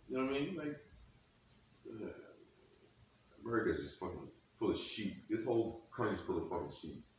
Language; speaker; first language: English; native; English